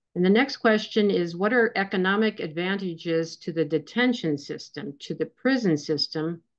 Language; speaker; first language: English; native; English